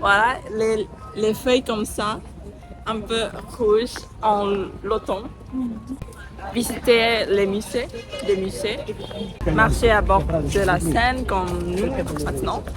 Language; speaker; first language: French; non-native, learner; Thai